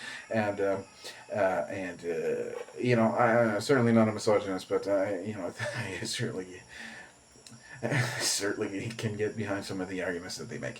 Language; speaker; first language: English; native; English